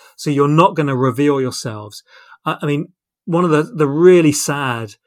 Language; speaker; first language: English; native; English